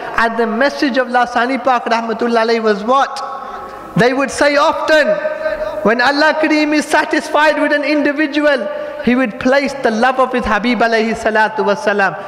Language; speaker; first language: English; native; English